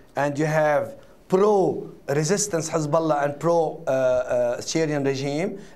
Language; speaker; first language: English; non-native, fluent; Arabic